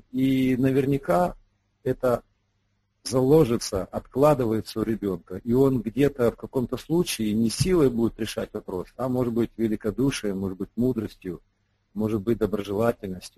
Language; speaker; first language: Russian; native; Russian